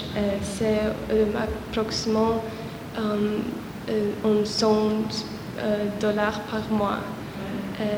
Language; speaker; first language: French; non-native, learner; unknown